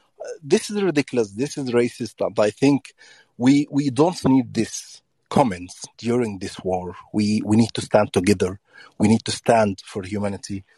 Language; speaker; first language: English; non-native, learner; Arabic